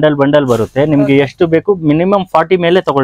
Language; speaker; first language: Kannada; non-native, local second language; Urdu